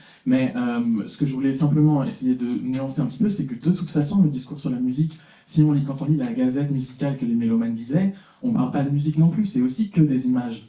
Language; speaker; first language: French; native; French